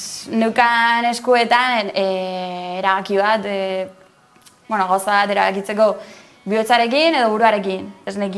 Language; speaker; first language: Basque; non-native, local second language; Spanish